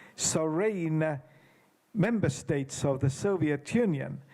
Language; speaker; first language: English; non-native, fluent; Estonian